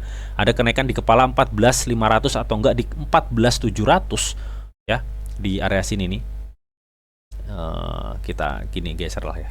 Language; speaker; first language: Indonesian; native; Indonesian